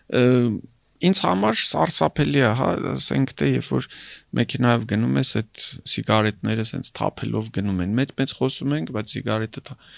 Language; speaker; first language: Armenian; native; Armenian